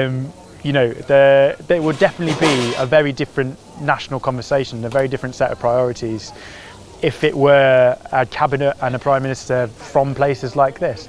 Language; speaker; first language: English; native; English